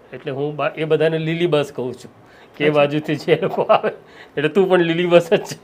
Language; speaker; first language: Gujarati; non-native, local second language; Marathi